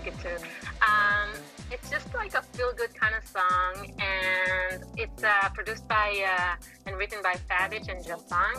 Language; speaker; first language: English; non-native, fluent; Hebrew